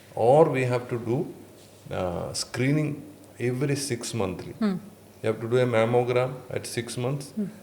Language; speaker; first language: English; non-native, local second language; Malayalam